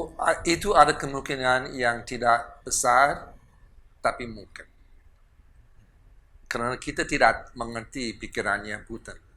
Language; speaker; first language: Indonesian; non-native, fluent; English